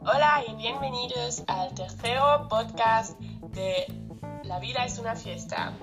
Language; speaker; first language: Spanish; non-native, learner; German